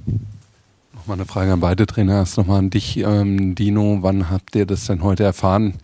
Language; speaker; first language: German; native; German